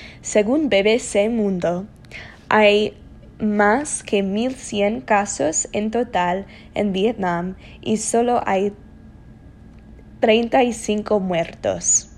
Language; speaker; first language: Spanish; non-native, learner; English